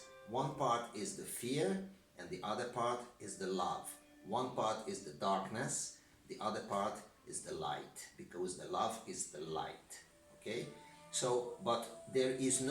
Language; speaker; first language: English; non-native, learner; Hungarian